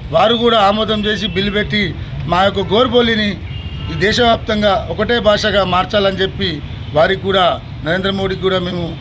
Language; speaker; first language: Telugu; non-native, local second language; Lambadi